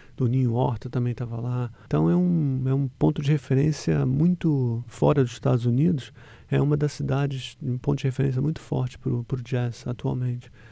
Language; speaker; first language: Portuguese; native; Portuguese